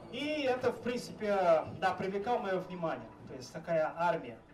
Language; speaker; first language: Russian; non-native, fluent; Portuguese